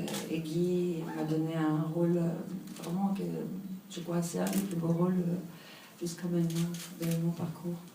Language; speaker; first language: French; non-native, fluent; Italian